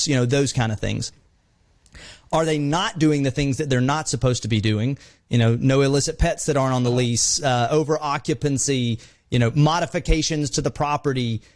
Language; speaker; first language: English; native; English